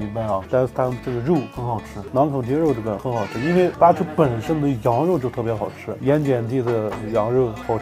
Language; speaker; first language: Chinese; non-native, local second language; Uyghur